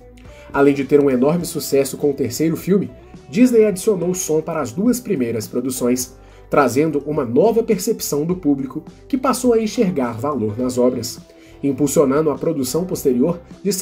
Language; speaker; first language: Portuguese; native; Portuguese